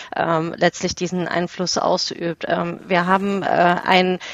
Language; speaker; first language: German; native; German